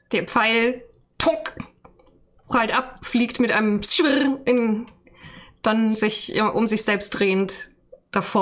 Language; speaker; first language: German; native; German